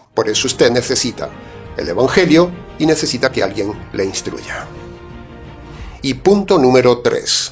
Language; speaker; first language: Spanish; native; Spanish